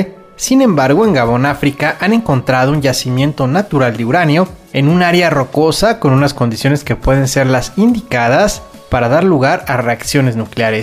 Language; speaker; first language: Spanish; native; Spanish